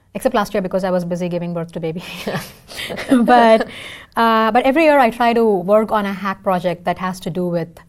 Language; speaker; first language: English; non-native, local second language; Tamil